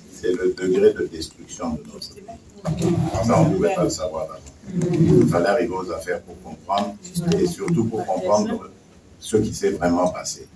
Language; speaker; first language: French; non-native, local second language; Luba-Lulua